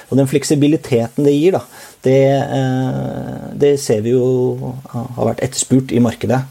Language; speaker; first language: Norwegian; native; Norwegian